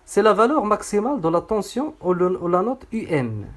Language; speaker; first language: French; non-native, local second language; Arabic